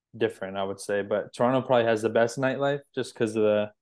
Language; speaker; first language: English; native; English